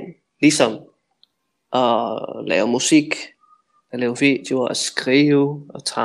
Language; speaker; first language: Danish; non-native, fluent; English